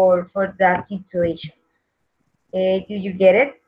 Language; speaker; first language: English; non-native, learner; Spanish